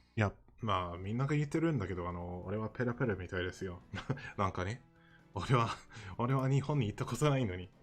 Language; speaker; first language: Japanese; non-native, fluent; English